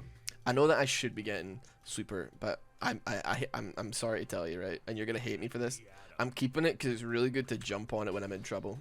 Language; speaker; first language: English; native; English